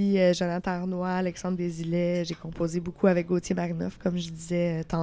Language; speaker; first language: French; native; French